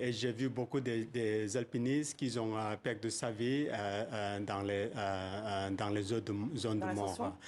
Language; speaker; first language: French; non-native, fluent; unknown